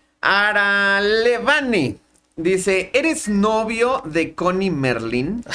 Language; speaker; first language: Spanish; native; Spanish